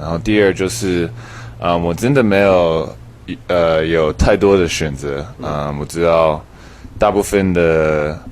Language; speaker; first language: Chinese; early bilingual, heritage; English